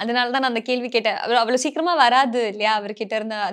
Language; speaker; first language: Tamil; native; Tamil